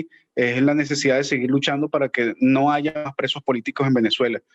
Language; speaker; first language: Spanish; native; Spanish